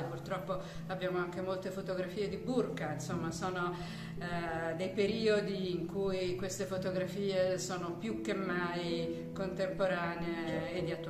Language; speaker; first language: Italian; native; Italian